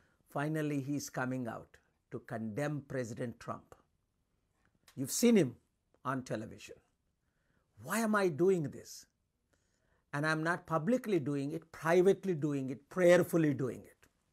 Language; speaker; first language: English; non-native, local second language; Telugu